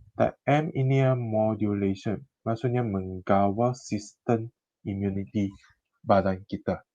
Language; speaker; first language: Malay; non-native, local second language; Chinese